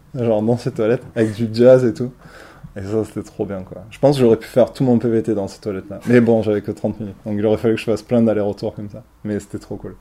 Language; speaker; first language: French; native; French